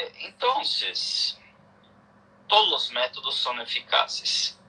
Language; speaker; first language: Spanish; non-native, learner; Portuguese